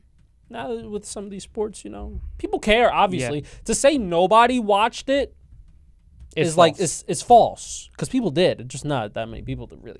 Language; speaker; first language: English; native; English